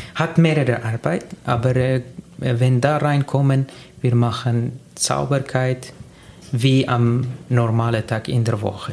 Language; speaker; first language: German; non-native, learner; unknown